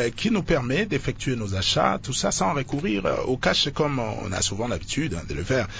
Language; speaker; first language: French; non-native, local second language; Lingala